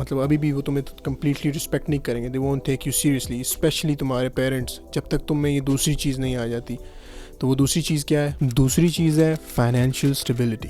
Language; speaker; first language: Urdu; non-native, local second language; Punjabi